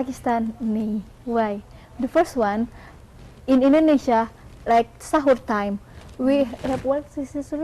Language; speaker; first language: English; non-native, learner; Indonesian